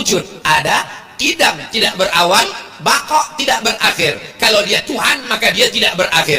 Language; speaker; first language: Indonesian; native; Indonesian